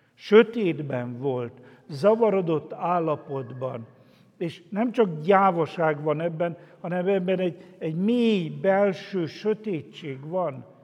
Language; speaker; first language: Hungarian; native; Hungarian